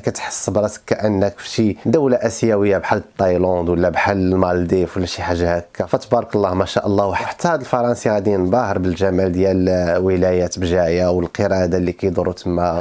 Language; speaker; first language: Arabic; native; Arabic